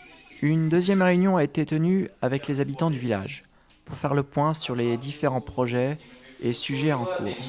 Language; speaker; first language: French; native; French